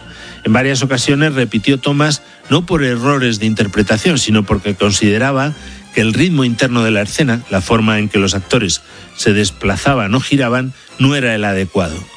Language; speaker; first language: Spanish; native; Spanish